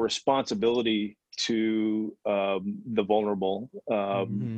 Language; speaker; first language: English; native; English